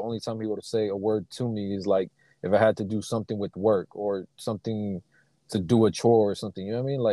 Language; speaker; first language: English; native; English